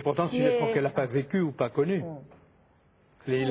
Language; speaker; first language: French; native; French